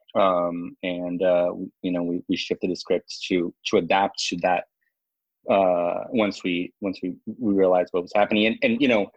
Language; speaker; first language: English; non-native, fluent; Portuguese